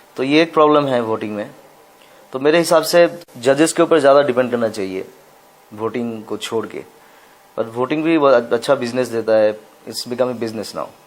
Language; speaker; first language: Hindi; non-native, local second language; Assamese